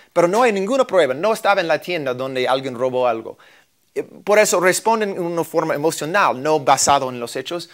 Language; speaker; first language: Spanish; non-native, fluent; English